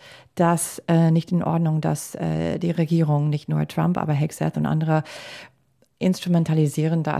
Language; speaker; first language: German; non-native, fluent; English